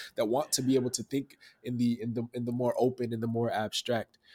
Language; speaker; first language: English; native; English